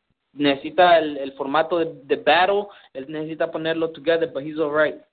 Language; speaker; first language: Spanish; early bilingual, heritage; Spanish